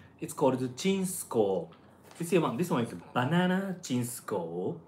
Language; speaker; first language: English; non-native, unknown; Japanese